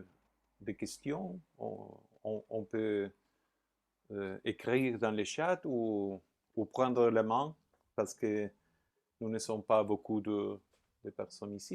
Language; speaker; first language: French; non-native, fluent; Spanish